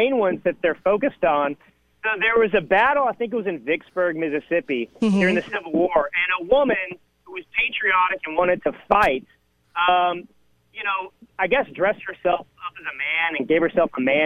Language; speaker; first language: English; native; English